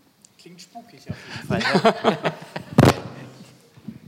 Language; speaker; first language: German; native; German